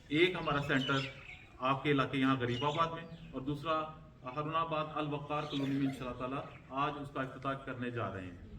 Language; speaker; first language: Urdu; native; Urdu